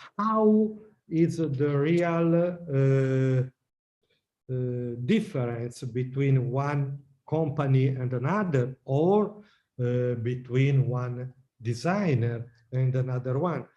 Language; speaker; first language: English; non-native, learner; Italian